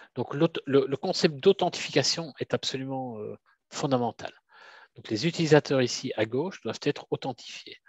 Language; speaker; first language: French; native; French